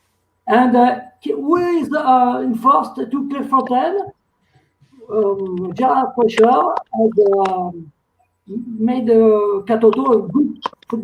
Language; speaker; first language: English; non-native, learner; French